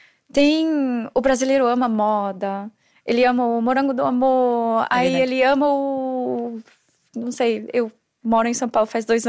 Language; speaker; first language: Portuguese; non-native, fluent; German